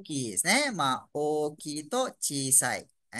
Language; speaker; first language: Japanese; non-native, fluent; Malay